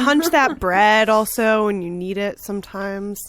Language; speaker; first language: English; native; English